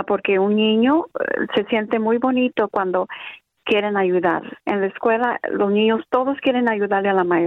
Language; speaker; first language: Spanish; early bilingual, other home language; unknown